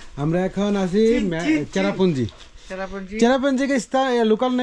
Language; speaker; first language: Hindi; non-native, learner; Bangla